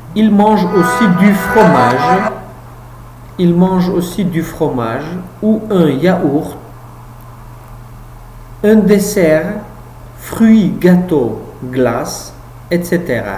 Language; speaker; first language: French; non-native, fluent; Uzbek